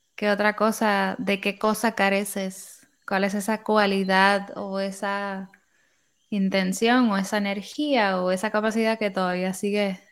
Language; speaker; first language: Spanish; native; Spanish